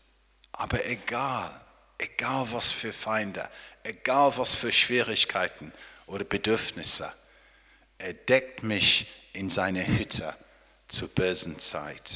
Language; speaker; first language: German; non-native, fluent; English